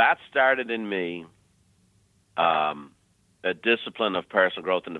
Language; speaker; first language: English; native; English